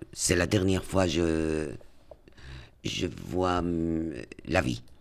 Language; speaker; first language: French; non-native, learner; Arabic